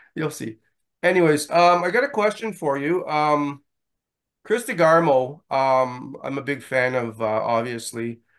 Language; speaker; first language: English; native; English